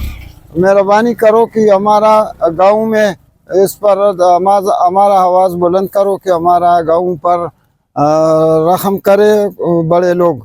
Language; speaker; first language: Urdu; non-native, local second language; Pashto